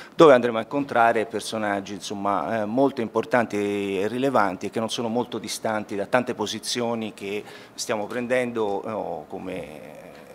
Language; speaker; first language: Italian; native; Italian